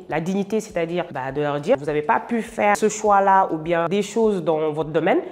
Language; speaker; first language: French; non-native, local second language; Wolof